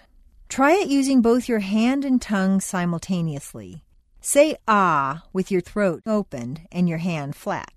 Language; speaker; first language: English; native; English